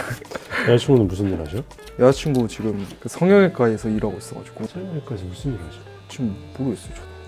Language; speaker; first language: Korean; native; Korean